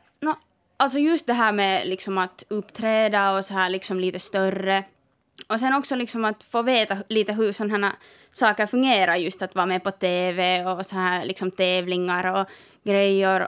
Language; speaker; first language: Swedish; native; Swedish